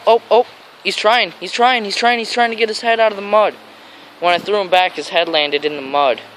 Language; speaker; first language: English; native; English